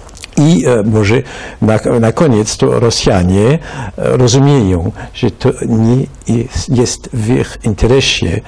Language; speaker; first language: Polish; non-native, fluent; French